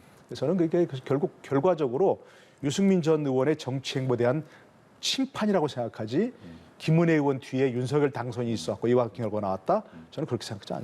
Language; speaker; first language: Korean; native; Korean